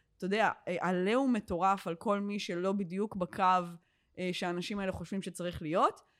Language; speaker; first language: Hebrew; native; Hebrew